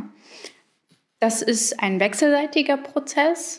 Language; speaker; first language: German; early bilingual, other home language; Arabic